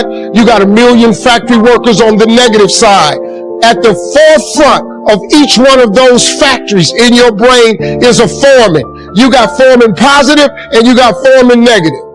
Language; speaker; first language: English; native; English